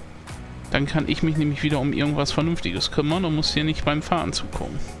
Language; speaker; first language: German; native; German